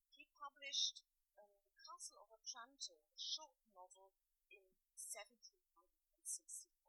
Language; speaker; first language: English; non-native, fluent; German